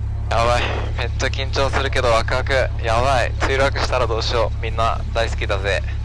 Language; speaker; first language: Japanese; native; Japanese